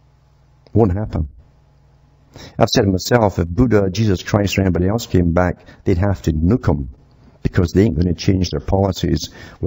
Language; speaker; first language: English; native; English